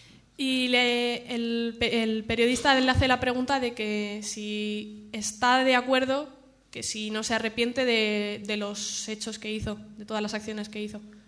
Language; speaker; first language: Spanish; native; Spanish